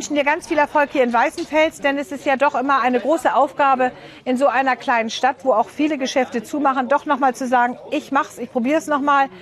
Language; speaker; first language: German; native; German